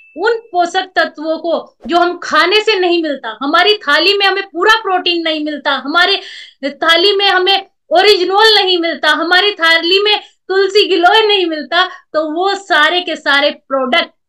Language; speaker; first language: Hindi; native; Hindi